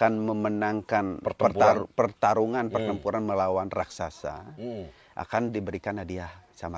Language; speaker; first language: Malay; non-native, local second language; Balinese